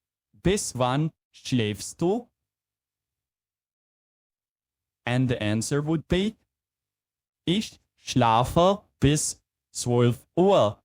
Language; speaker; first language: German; non-native, fluent; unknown